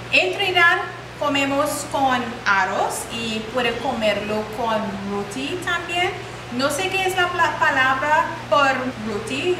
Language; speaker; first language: Spanish; non-native, learner; English